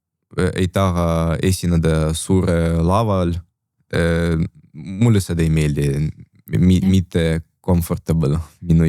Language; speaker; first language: Estonian; non-native, local second language; Russian